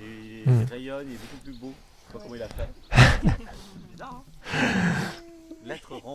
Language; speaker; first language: French; native; French